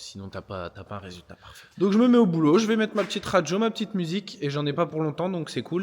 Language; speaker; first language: French; native; French